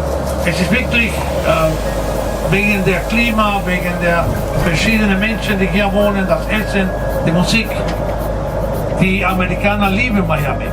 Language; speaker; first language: German; non-native, fluent; Spanish